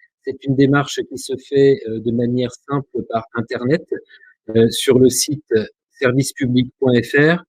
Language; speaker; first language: French; native; French